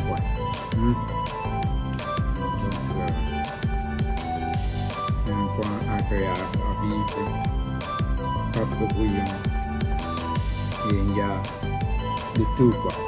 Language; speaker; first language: French; non-native, fluent; Vietnamese